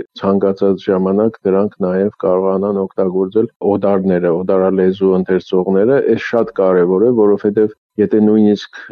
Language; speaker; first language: Armenian; early bilingual, heritage; Armenian